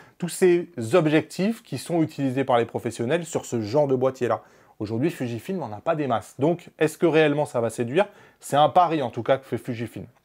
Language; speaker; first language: French; native; French